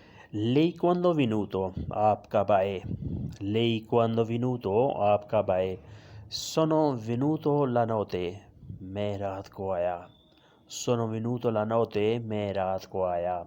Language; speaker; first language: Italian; non-native, learner; Urdu